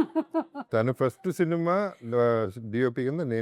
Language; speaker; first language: Telugu; native; Telugu